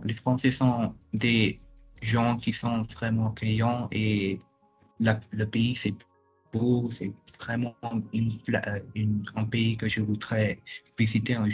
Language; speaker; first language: French; non-native, fluent; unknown